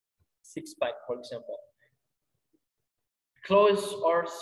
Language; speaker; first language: English; non-native, fluent; Indonesian